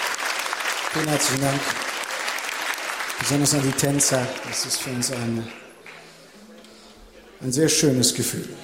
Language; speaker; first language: German; native; German